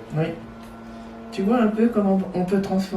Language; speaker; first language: French; native; French